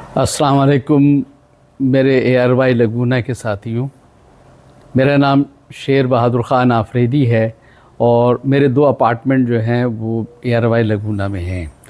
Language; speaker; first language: Urdu; non-native, local second language; Pashto